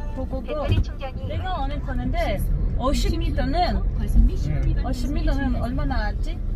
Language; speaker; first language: Korean; non-native, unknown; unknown